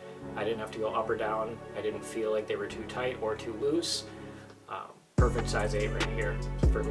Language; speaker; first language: English; native; English